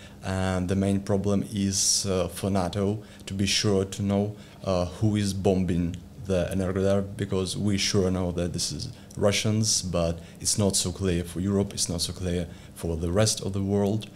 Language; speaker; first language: English; non-native, learner; Ukrainian